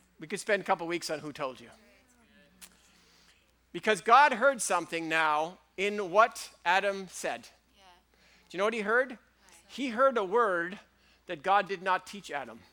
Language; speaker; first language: English; native; English